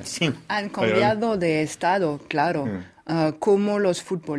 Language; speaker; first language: Spanish; non-native, fluent; French